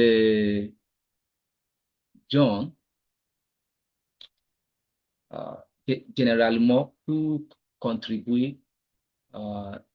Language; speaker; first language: French; non-native, learner; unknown